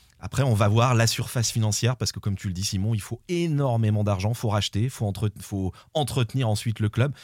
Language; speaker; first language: French; native; French